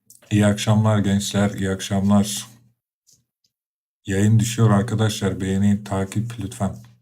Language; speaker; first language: Turkish; native; Turkish